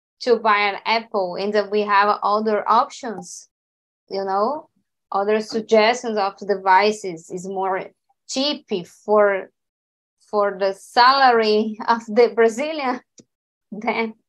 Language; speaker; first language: English; non-native, learner; Portuguese